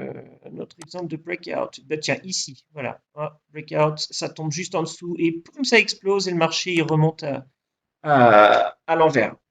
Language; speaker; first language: French; native; French